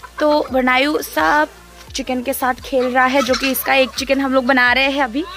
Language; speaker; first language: Hindi; non-native, local second language; Nepali